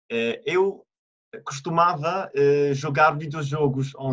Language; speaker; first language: Portuguese; non-native, fluent; Italian